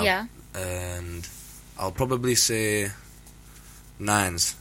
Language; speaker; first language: English; native; English